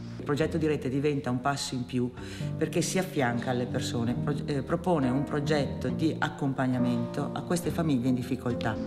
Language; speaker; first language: Italian; native; Italian